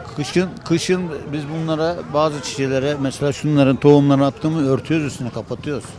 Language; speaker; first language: Turkish; native; Turkish